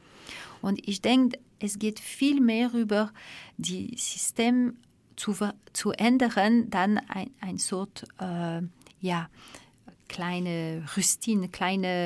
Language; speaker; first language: German; non-native, learner; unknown